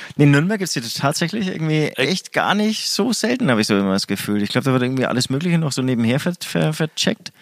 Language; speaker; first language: German; native; German